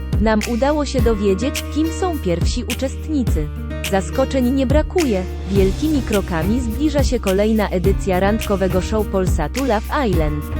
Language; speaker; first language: Polish; native; Polish